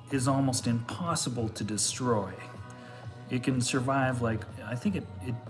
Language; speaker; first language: English; native; English